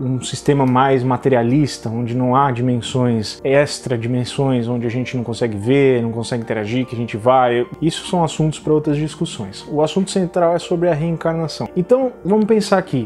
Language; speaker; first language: Portuguese; native; Portuguese